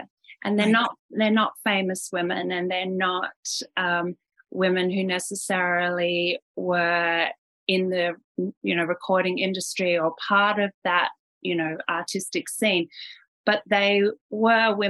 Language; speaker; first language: English; native; English